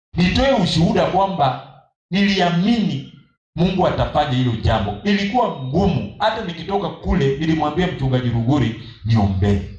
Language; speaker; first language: Swahili; non-native, local second language; Kamba